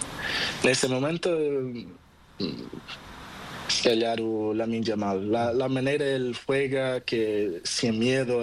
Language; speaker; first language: Spanish; non-native, learner; Portuguese